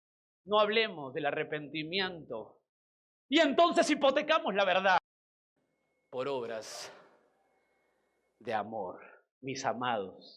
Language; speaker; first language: Spanish; native; Spanish